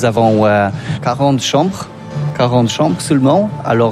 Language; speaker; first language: French; non-native, learner; Polish